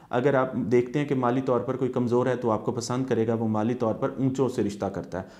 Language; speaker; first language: Urdu; native; Urdu